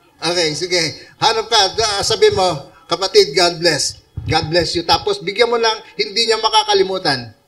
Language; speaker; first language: Filipino; non-native, local second language; Iloko